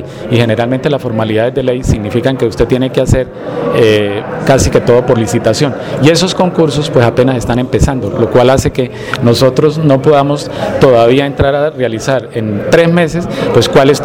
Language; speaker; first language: Spanish; native; Spanish